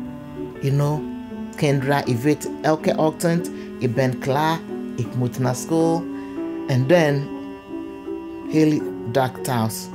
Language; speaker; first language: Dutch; non-native, learner; English